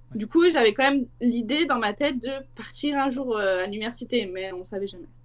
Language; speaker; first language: French; native; French